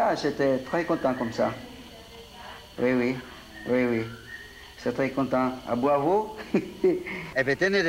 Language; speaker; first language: French; non-native, local second language; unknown